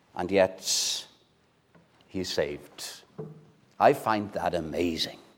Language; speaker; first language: English; non-native, local second language; Welsh